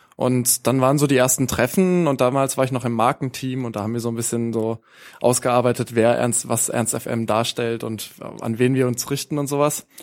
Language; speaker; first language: German; native; German